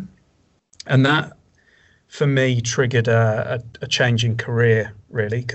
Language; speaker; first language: English; native; English